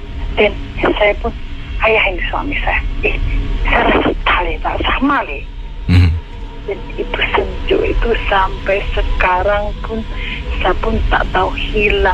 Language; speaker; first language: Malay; non-native, learner; Indonesian